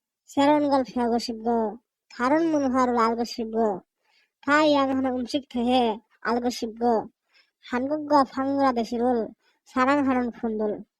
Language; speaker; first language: Korean; non-native, fluent; Bangla